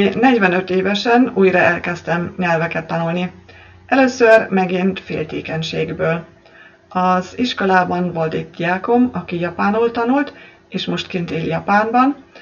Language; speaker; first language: Hungarian; non-native, fluent; German